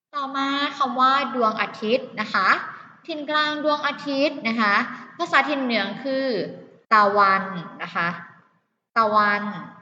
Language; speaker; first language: Thai; native; Thai